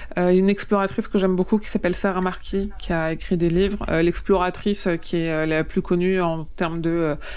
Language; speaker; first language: French; native; French